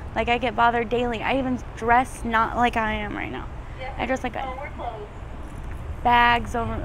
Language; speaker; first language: English; native; English